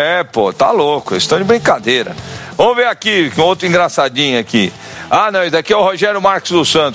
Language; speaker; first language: Portuguese; native; Portuguese